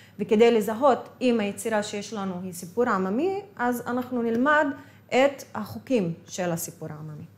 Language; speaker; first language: Hebrew; non-native, local second language; Arabic